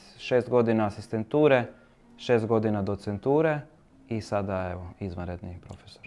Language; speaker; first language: Croatian; native; Croatian